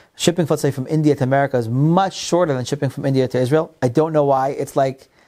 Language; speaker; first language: English; non-native, fluent; Hebrew